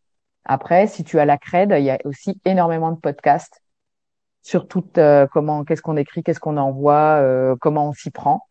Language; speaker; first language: French; native; French